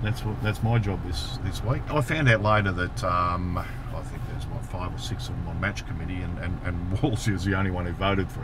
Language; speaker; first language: English; native; English